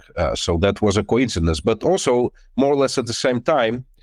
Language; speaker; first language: English; non-native, fluent; Lithuanian